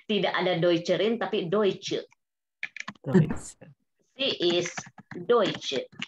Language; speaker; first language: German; non-native, fluent; Indonesian